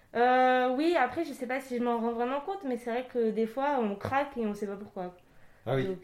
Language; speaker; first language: French; native; French